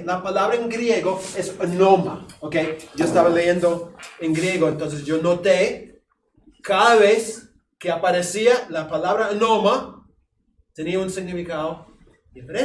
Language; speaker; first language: Spanish; non-native, fluent; English